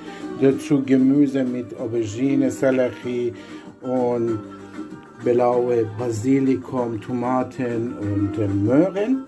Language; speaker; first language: German; non-native, learner; Persian